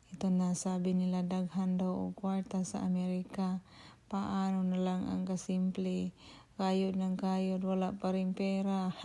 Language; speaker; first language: Filipino; non-native, local second language; Cebuano